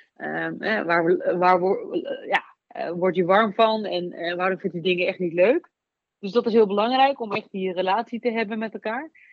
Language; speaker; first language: Dutch; native; Dutch